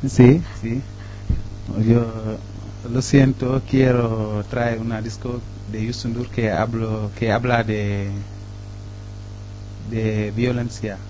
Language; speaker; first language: Spanish; non-native, learner; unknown